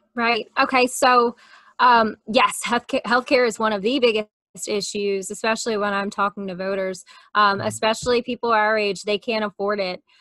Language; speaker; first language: English; native; English